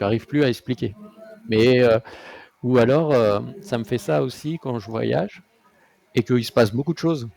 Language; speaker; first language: French; native; French